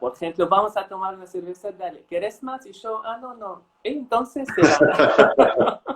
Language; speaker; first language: Spanish; non-native, fluent; Arabic